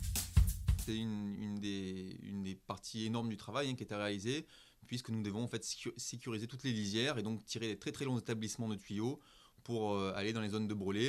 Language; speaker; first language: French; native; French